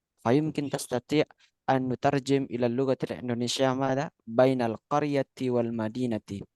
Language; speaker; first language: Arabic; non-native, fluent; Indonesian